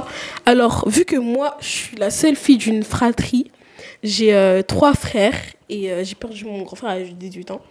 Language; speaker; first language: French; native; French